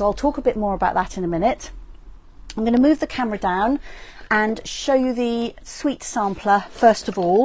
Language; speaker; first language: English; native; English